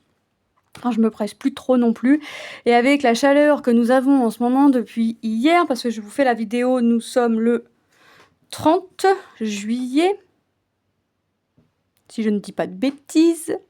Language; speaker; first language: French; native; French